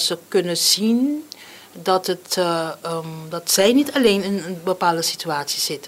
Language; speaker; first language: Dutch; non-native, local second language; Papiamento